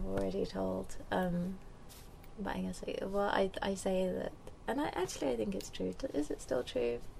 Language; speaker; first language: English; native; English